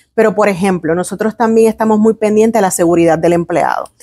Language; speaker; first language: Spanish; native; Spanish